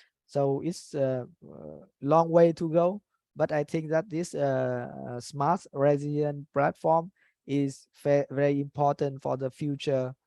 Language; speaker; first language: English; non-native, fluent; Vietnamese